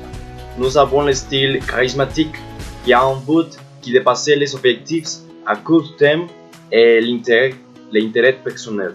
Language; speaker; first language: French; non-native, learner; Spanish